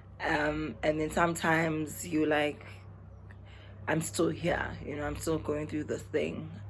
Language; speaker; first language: English; non-native, local second language; Zulu